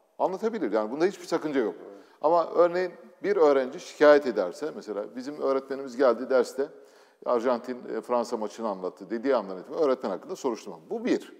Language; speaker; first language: Turkish; native; Turkish